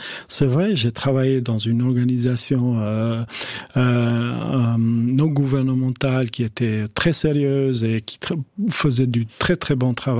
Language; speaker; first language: French; non-native, fluent; Albanian